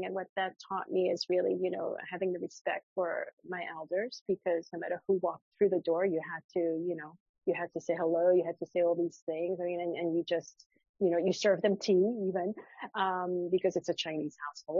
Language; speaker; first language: English; early bilingual, other home language; French